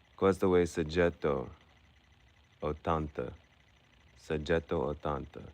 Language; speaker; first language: Italian; non-native, learner; English